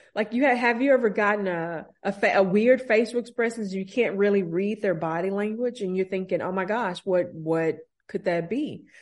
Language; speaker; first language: English; native; English